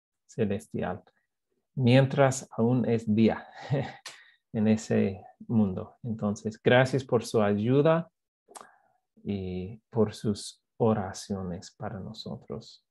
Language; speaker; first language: Spanish; non-native, fluent; English